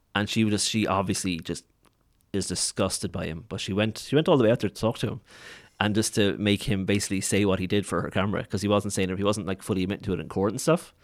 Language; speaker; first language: English; native; English